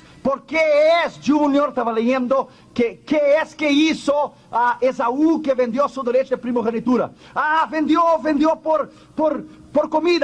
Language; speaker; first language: Spanish; non-native, fluent; Portuguese